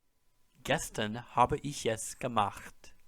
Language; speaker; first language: German; non-native, fluent; English